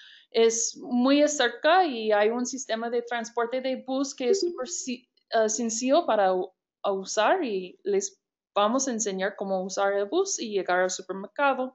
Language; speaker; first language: Spanish; non-native, fluent; English